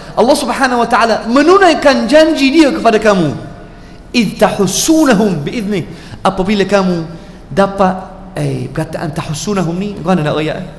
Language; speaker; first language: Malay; non-native, fluent; Arabic